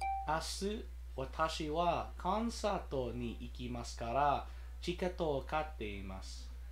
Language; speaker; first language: Japanese; non-native, learner; English